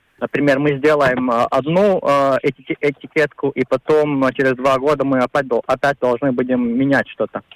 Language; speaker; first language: Russian; non-native, local second language; Latvian